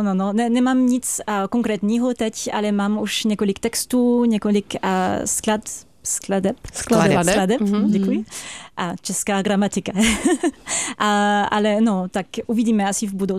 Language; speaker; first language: Czech; non-native, fluent; French